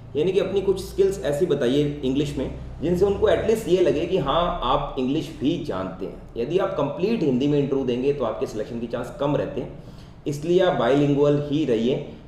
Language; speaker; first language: Hindi; native; Hindi